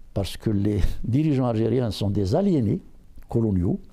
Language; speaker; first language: French; non-native, local second language; Berber languages